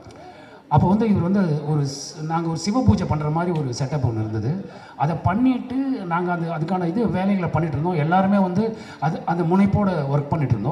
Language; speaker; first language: Tamil; native; Tamil